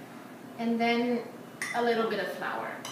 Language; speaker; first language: English; non-native, fluent; German